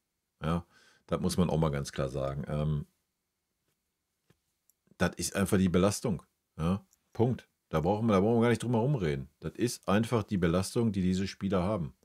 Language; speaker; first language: German; native; German